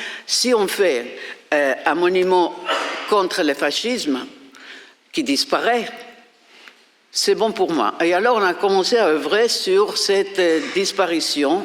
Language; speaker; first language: French; non-native, fluent; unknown